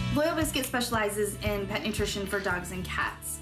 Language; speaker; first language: English; native; English